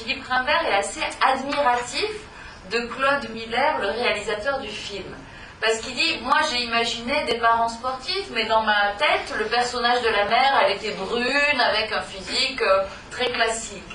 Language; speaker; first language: French; native; French